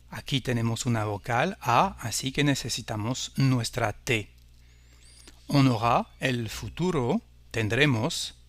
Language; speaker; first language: Spanish; non-native, fluent; French